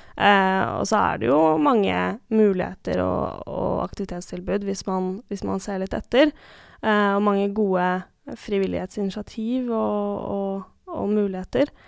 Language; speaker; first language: Norwegian; native; Norwegian